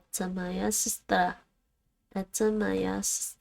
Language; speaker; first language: Russian; non-native, learner; Dutch